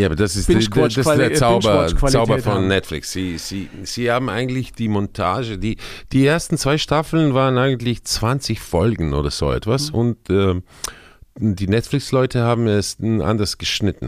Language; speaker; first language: German; non-native, fluent; Spanish